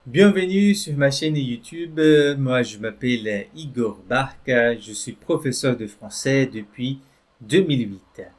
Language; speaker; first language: French; non-native, fluent; Portuguese